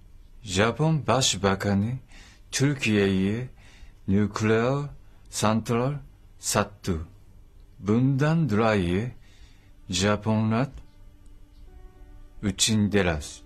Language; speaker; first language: Turkish; non-native, learner; Japanese